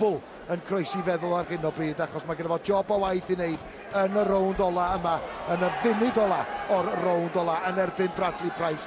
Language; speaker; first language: Welsh; native; Welsh